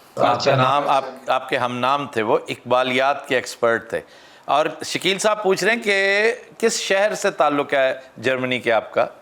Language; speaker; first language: Urdu; non-native, local second language; Punjabi